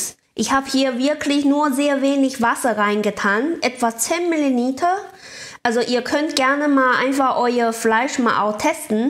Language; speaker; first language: German; non-native, learner; Chinese